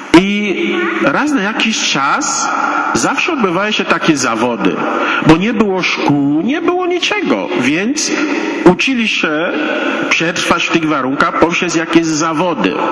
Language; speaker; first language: Polish; non-native, fluent; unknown